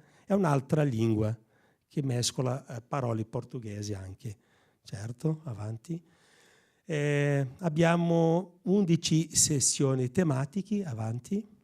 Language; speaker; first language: Italian; non-native, fluent; Portuguese